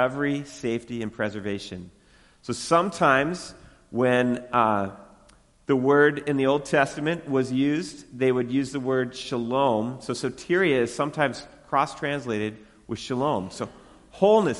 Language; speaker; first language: English; native; English